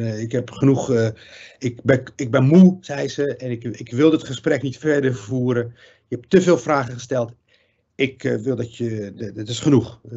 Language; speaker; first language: Dutch; early bilingual, other home language; Riffian